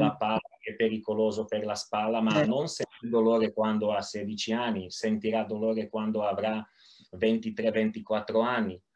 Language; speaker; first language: Italian; non-native, learner; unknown